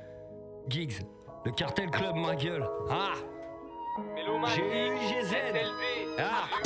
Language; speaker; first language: French; native; French